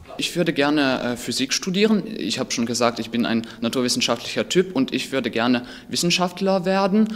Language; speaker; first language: German; non-native, fluent; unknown